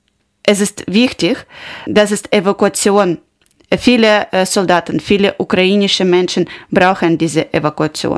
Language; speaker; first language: German; non-native, learner; Ukrainian